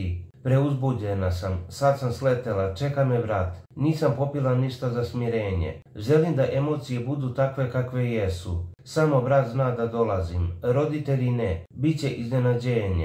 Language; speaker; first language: Serbian; native; Serbian